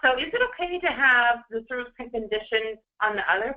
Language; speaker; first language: English; native; English